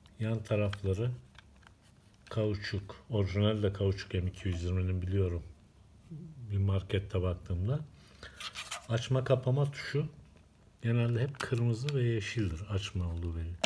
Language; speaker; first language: Turkish; native; Turkish